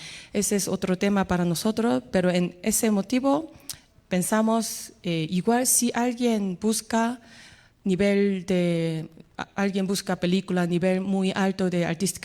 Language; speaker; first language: Spanish; non-native, fluent; Korean